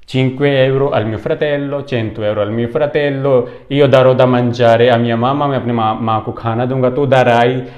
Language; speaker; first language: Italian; non-native, fluent; Urdu